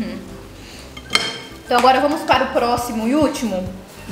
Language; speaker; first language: Portuguese; native; Portuguese